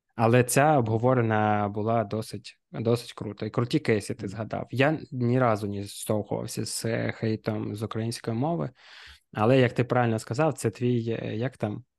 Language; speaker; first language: Ukrainian; native; Ukrainian